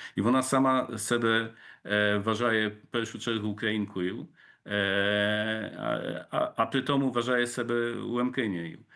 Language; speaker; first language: Polish; non-native, local second language; Ukrainian